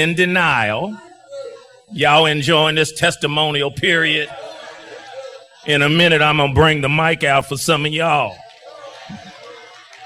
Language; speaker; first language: English; native; English